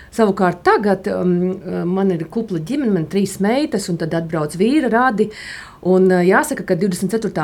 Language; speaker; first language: Latvian; native; Latvian